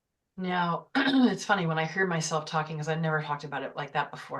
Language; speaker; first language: English; native; English